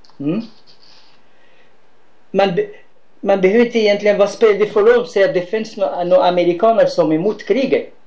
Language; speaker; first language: Swedish; non-native, fluent; Arabic